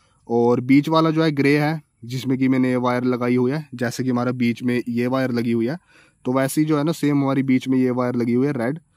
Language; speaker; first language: Hindi; native; Hindi